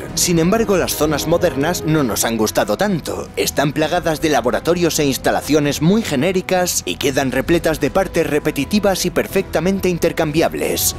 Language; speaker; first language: Spanish; native; Spanish